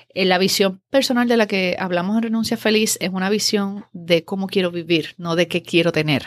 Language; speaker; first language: Spanish; native; Spanish